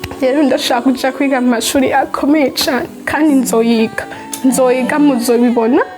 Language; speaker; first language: Rundi; early bilingual, other home language; English